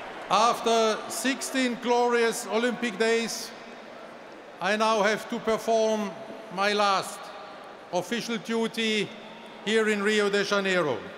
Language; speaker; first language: English; non-native, fluent; German